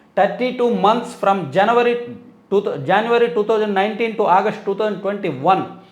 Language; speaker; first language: English; non-native, local second language; Telugu